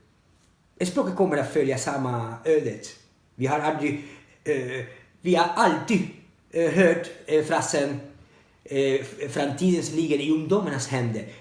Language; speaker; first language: Swedish; non-native, learner; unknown